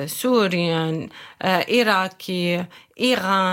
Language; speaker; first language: German; non-native, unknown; Arabic